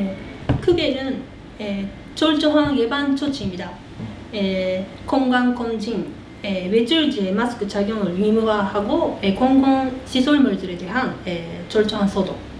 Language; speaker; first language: Korean; early bilingual, heritage; Korean